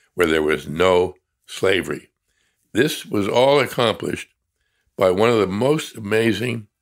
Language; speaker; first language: English; native; English